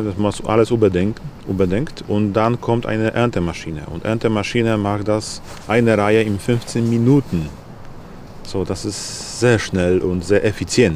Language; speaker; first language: German; non-native, learner; Polish